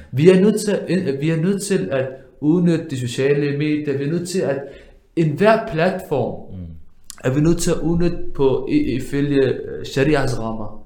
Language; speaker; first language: Danish; early bilingual, other home language; Arabic